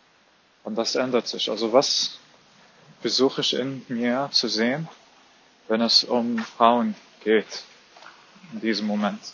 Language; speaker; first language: German; non-native, fluent; Arabic